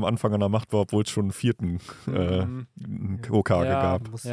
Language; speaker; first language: German; native; German